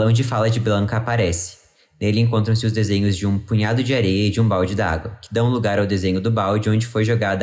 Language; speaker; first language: Portuguese; native; Portuguese